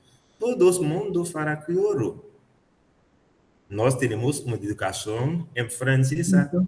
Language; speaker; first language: Portuguese; non-native, learner; Haitian Creole